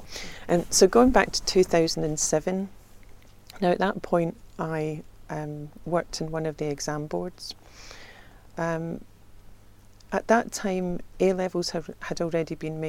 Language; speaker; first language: English; native; English